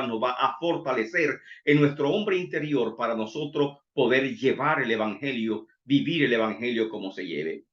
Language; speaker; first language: Spanish; native; Spanish